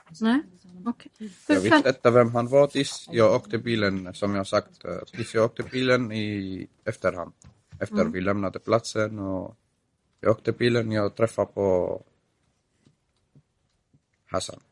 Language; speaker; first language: Swedish; non-native, fluent; Arabic